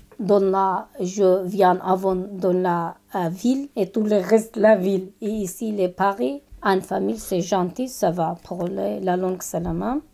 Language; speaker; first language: French; non-native, learner; Kurdish